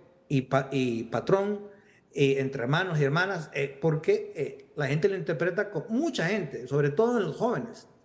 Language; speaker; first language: Spanish; native; Spanish